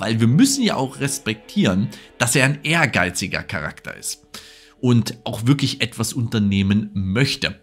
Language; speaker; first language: German; native; German